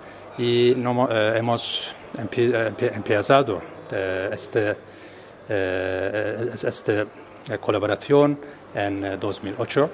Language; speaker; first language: Spanish; non-native, learner; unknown